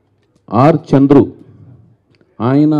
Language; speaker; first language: Telugu; native; Telugu